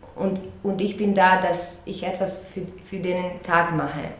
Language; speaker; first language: German; non-native, fluent; Croatian